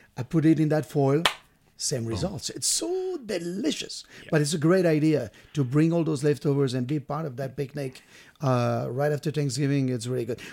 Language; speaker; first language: English; non-native, fluent; French